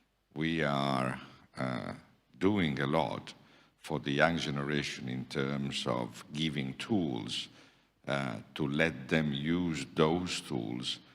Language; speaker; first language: English; non-native, fluent; Italian